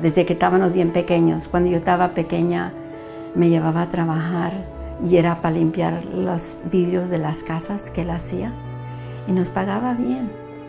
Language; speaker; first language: Spanish; early bilingual, heritage; Spanish